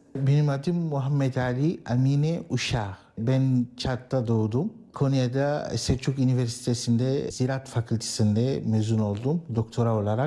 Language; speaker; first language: Turkish; non-native, learner; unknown